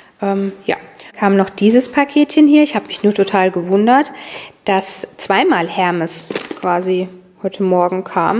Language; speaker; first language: German; native; German